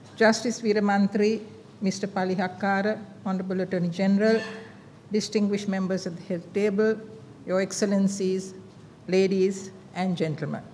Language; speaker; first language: English; non-native, local second language; Sinhala